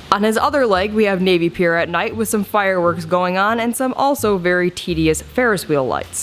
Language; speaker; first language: English; native; English